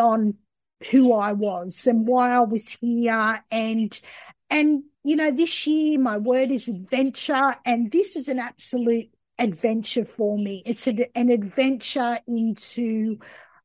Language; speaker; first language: English; native; English